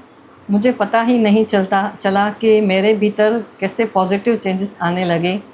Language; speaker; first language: Hindi; native; Hindi